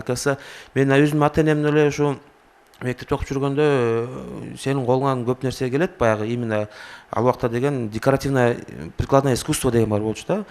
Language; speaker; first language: Kyrgyz; native; Kyrgyz